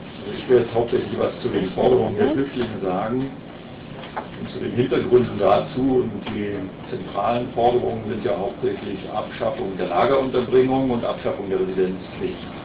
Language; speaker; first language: German; native; German